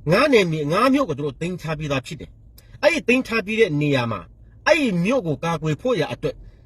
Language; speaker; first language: Burmese; non-native, local second language; Hakha Chin